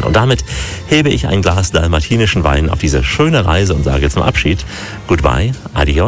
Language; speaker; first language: German; native; German